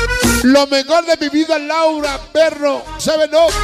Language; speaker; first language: Spanish; native; Spanish